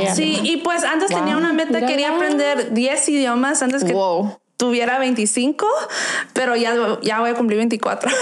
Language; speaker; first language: Spanish; early bilingual, heritage; Spanish